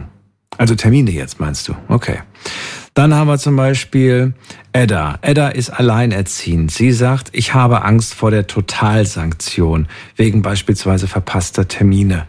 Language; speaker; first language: German; native; German